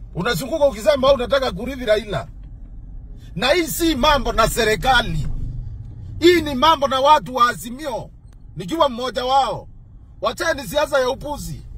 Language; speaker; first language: Swahili; non-native, local second language; Meru